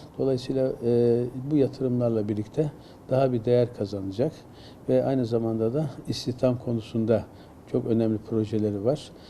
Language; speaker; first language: Turkish; native; Turkish